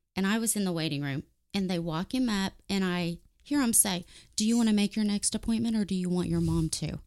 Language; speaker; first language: English; native; English